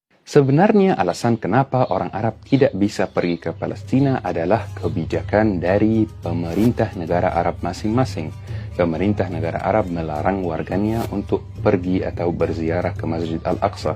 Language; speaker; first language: Indonesian; non-native, fluent; Arabic